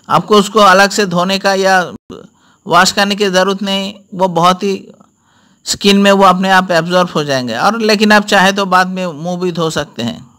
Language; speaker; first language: Hindi; non-native, local second language; Bangla